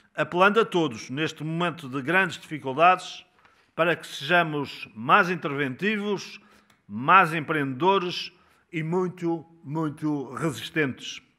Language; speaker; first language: Portuguese; native; Portuguese